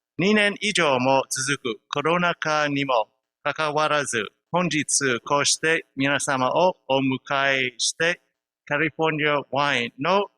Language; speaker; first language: Japanese; non-native, fluent; English